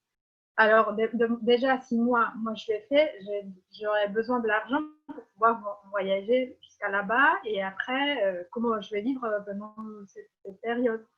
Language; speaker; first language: French; non-native, fluent; Spanish